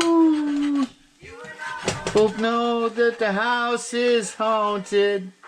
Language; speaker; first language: English; native; English